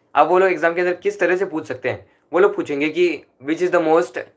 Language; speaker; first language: Hindi; non-native, local second language; Marathi